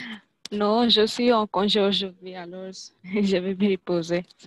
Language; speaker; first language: French; non-native, fluent; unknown